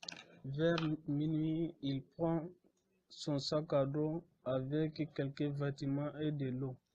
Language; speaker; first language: French; non-native, learner; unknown